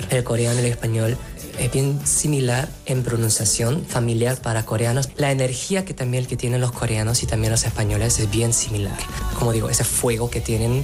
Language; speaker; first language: Spanish; non-native, fluent; Korean